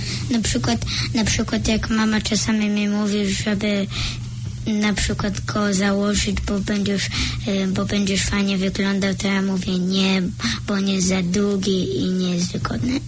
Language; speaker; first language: Polish; early bilingual, heritage; Polish